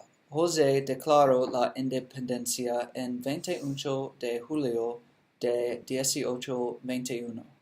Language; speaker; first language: Spanish; non-native, learner; English